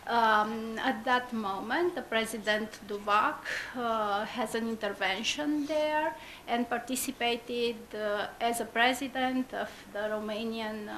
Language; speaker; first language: English; non-native, fluent; Romanian